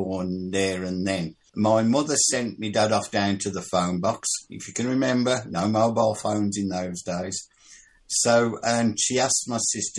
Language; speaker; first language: English; native; English